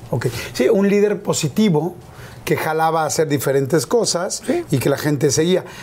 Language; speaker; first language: Spanish; native; Spanish